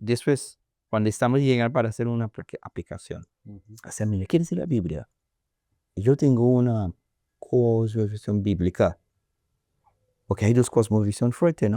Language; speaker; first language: Spanish; non-native, learner; English